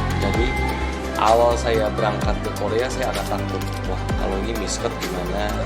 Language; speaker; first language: Indonesian; non-native, fluent; Korean